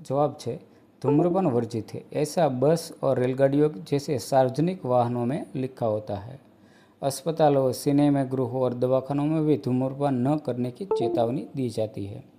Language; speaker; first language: Hindi; non-native, local second language; Gujarati